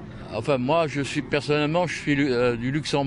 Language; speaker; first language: French; non-native, local second language; Luxembourgish